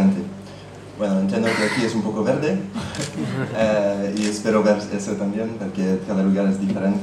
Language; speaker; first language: Spanish; non-native, fluent; French